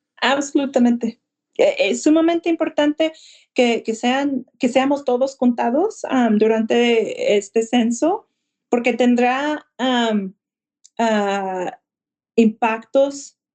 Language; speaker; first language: Spanish; early bilingual, heritage; Spanish